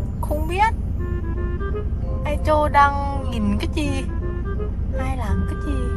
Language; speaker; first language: Vietnamese; non-native, learner; Thai